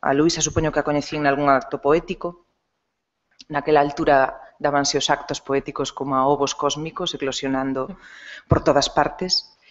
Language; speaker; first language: Galician; non-native, local second language; Spanish